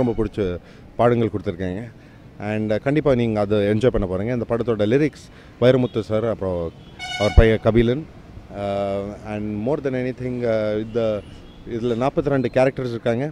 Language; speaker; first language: Tamil; non-native, fluent; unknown